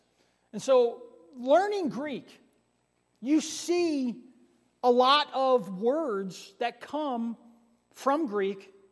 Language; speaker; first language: English; native; English